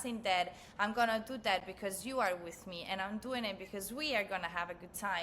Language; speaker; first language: English; non-native, fluent; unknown